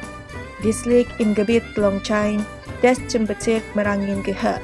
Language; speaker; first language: German; non-native, fluent; Indonesian